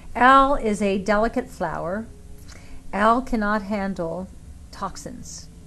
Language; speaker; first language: English; native; English